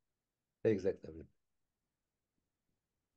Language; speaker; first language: Spanish; non-native, learner; Turkish